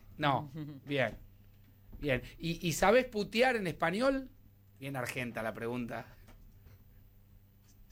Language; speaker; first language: Spanish; native; Spanish